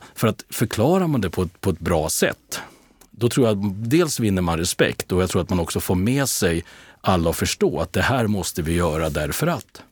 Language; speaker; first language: Swedish; native; Swedish